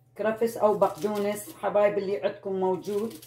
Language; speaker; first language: Arabic; native; Arabic